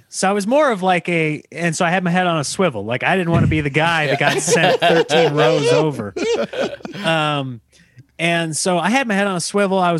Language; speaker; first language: English; native; English